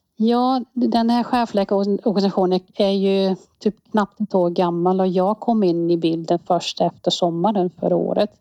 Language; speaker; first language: Swedish; non-native, fluent; Dutch